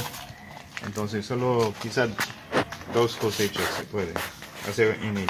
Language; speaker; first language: Spanish; non-native, fluent; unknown